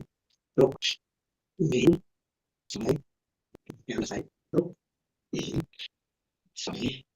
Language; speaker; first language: German; non-native, fluent; Tibetan